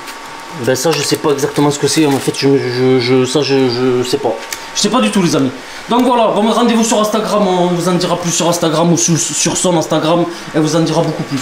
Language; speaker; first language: French; native; French